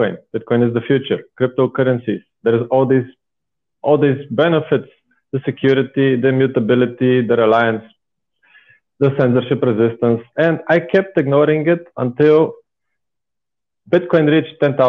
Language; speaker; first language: English; non-native, fluent; Bulgarian